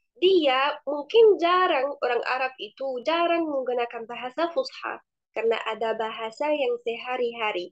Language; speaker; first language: Indonesian; non-native, fluent; Arabic